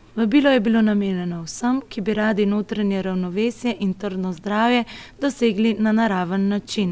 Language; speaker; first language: Slovenian; native; Slovenian